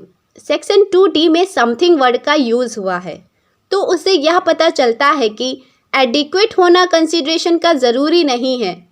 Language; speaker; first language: Hindi; native; Hindi